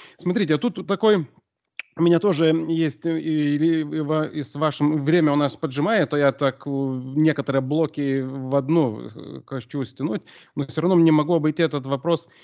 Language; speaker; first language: Russian; non-native, local second language; Lithuanian